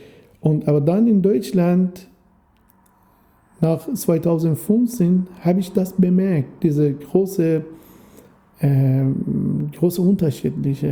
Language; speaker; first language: German; non-native, fluent; Persian